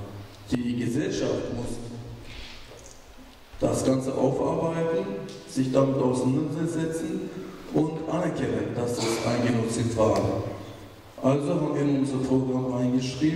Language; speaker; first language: German; non-native, fluent; Turkish